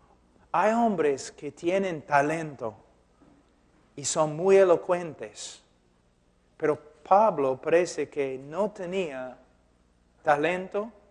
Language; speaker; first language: Spanish; non-native, fluent; English